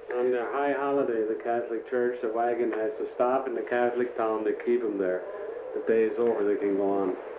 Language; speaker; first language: English; early bilingual, other home language; German